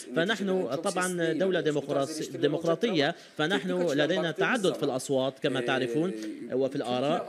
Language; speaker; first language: Arabic; non-native, fluent; Turkish